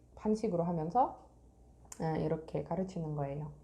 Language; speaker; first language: Korean; non-native, fluent; Russian